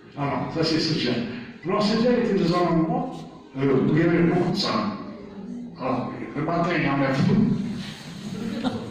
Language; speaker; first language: French; native; French